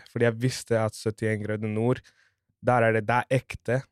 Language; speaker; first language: Norwegian; non-native, fluent; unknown